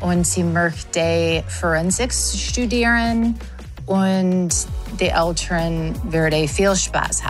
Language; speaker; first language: German; non-native, learner; English